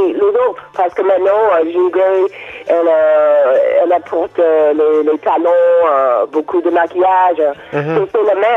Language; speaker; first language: French; non-native, learner; English